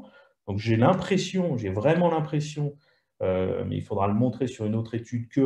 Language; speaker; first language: French; native; French